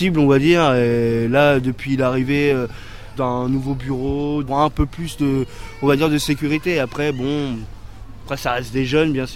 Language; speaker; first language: French; native; French